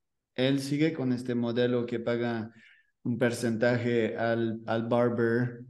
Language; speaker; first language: Spanish; non-native, learner; French